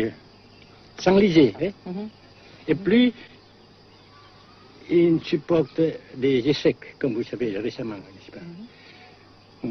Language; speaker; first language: French; non-native, fluent; Vietnamese